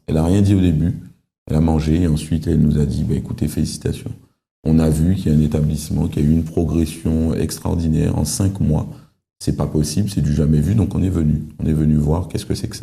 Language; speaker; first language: French; native; French